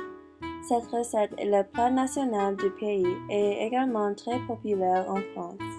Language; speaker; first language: French; non-native, learner; English